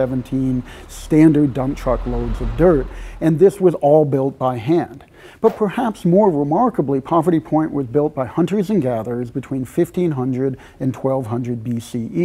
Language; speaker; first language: English; native; English